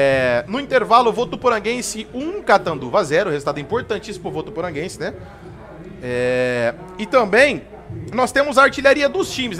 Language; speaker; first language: Portuguese; native; Portuguese